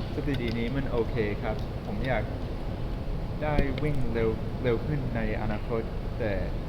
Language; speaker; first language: Thai; early bilingual, heritage; English